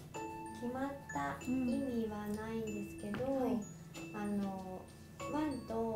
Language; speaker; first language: Japanese; non-native, fluent; Chinese